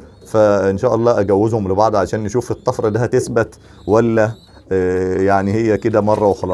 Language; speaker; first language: Arabic; native; Arabic